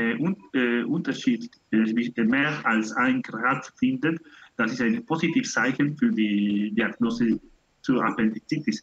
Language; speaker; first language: German; non-native, learner; Spanish